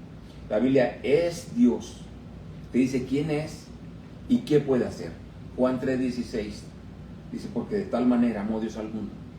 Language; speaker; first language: Spanish; native; Spanish